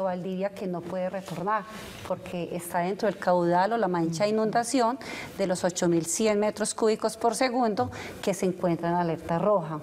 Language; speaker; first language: Spanish; native; Spanish